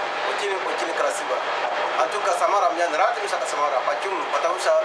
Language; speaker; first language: Russian; non-native, learner; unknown